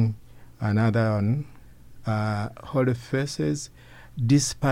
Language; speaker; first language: English; non-native, local second language; Ganda